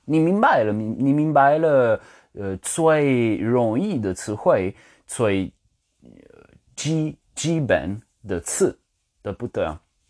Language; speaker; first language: Chinese; non-native, learner; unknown